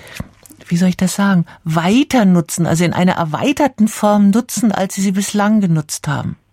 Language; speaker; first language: German; native; German